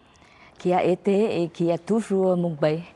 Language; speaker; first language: French; non-native, learner; Vietnamese